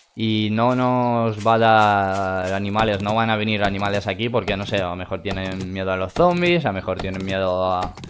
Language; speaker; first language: Spanish; non-native, fluent; Russian